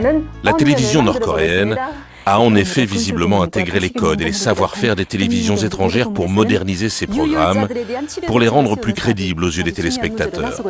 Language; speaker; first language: French; native; French